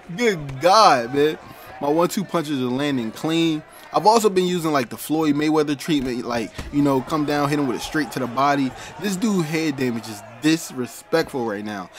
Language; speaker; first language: English; native; English